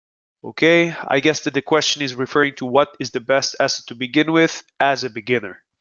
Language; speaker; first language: English; non-native, fluent; Hebrew